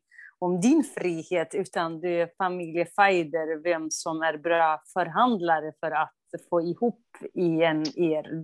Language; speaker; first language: Swedish; non-native, fluent; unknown